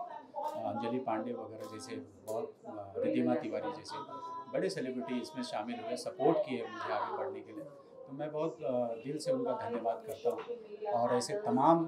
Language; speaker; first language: Hindi; native; Hindi